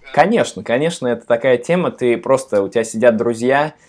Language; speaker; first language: Russian; native; Russian